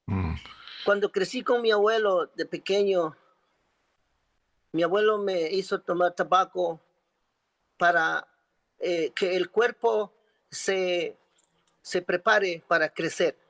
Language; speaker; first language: Spanish; non-native, local second language; Quechua